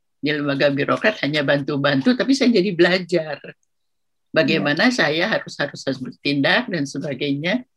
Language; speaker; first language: Indonesian; non-native, local second language; Sundanese